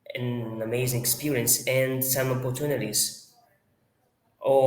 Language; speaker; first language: English; non-native, fluent; Portuguese